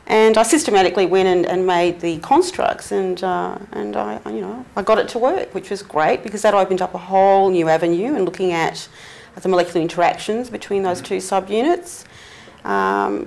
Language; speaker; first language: English; native; English